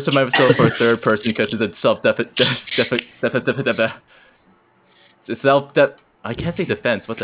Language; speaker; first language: English; native; English